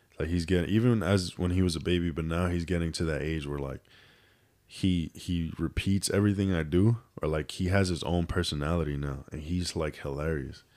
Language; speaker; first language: English; native; English